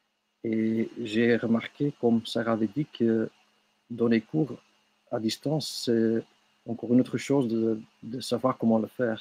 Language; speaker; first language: French; non-native, local second language; Dutch